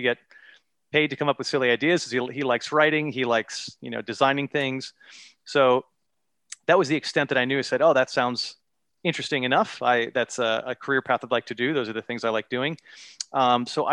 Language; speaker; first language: English; native; English